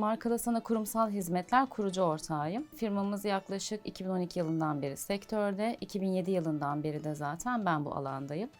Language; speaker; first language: Turkish; native; Turkish